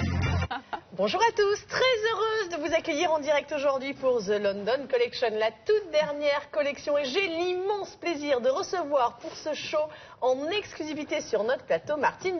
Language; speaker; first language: French; native; French